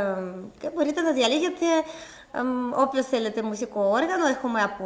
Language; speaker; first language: Greek; non-native, learner; Russian